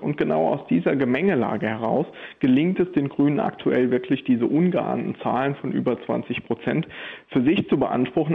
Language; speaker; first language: German; native; German